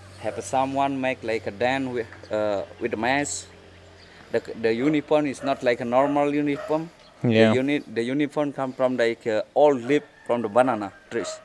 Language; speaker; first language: English; non-native, learner; Indonesian